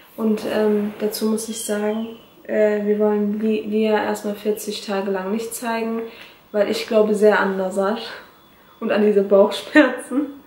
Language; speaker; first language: German; early bilingual, other home language; Turkish